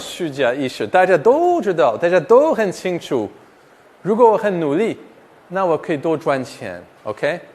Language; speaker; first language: Chinese; non-native, fluent; English